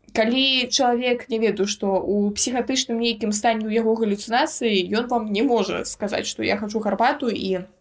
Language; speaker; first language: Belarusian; non-native, local second language; Russian